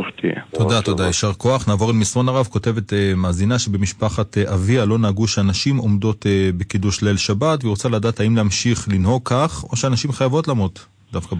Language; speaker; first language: Hebrew; native; Hebrew